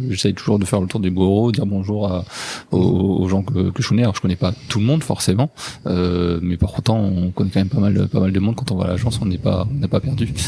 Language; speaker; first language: French; native; French